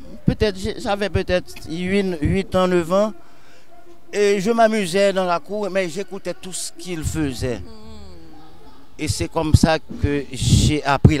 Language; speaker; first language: French; non-native, local second language; Haitian Creole